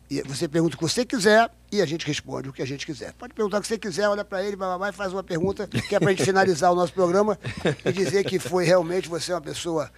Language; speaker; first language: Portuguese; native; Portuguese